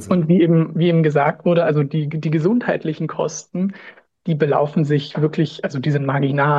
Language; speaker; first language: German; native; German